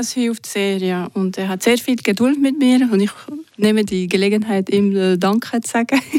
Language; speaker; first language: German; non-native, local second language; French